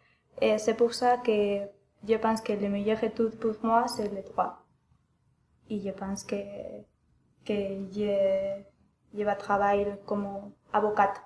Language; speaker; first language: French; non-native, learner; Spanish